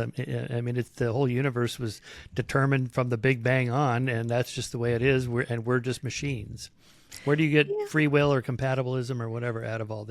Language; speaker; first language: English; native; English